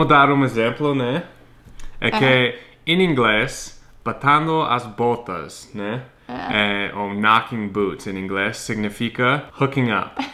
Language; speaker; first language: Portuguese; non-native, fluent; English